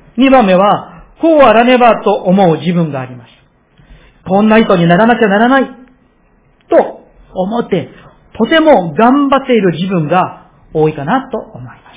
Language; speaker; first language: Japanese; non-native, fluent; Korean